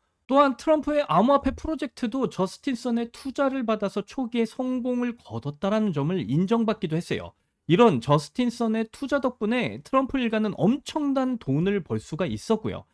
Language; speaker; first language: Korean; native; Korean